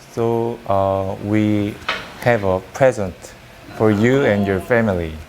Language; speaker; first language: English; non-native, learner; Korean